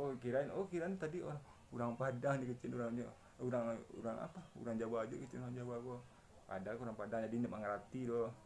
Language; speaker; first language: Malay; non-native, local second language; Minangkabau